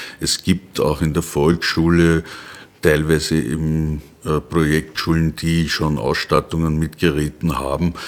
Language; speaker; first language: German; native; German